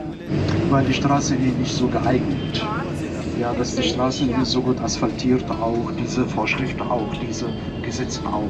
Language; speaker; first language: German; non-native, fluent; Arabic